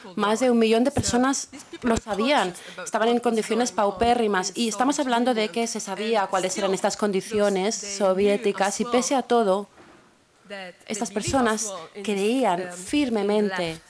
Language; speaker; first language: Spanish; non-native, fluent; Polish